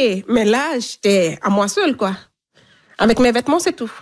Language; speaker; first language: French; non-native, local second language; Fula